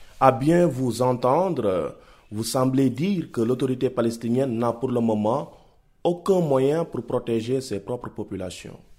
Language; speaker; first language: French; non-native, local second language; Wolof